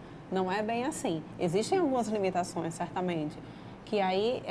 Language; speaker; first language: Portuguese; native; Portuguese